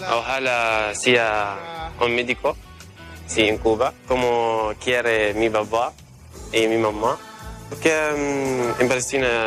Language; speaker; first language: Spanish; non-native, learner; Arabic